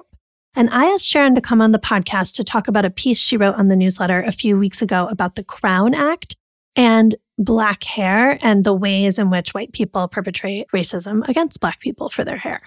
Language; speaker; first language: English; native; English